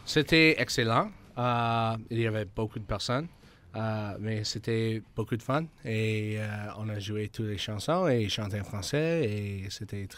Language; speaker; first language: French; non-native, learner; English